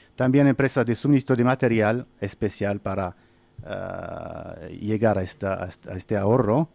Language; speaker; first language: Spanish; non-native, fluent; Arabic